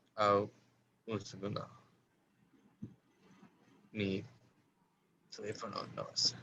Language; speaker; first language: Spanish; non-native, learner; English